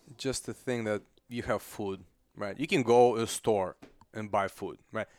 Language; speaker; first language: English; non-native, fluent; Russian